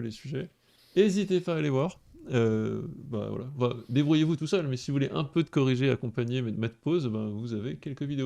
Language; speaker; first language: French; native; French